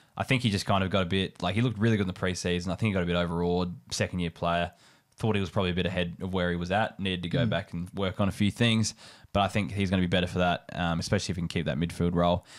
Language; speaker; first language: English; native; English